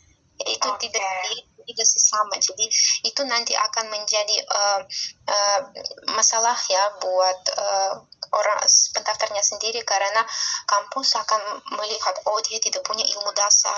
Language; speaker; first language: Indonesian; non-native, fluent; Russian